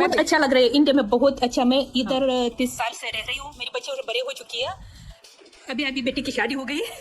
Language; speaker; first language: Hindi; non-native, learner; Russian